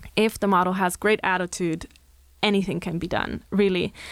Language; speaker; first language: English; non-native, fluent; Slovenian